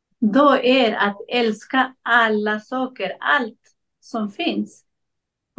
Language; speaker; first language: Swedish; non-native, learner; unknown